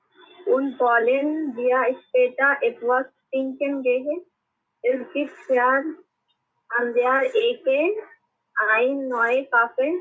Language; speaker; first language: German; non-native, learner; Bangla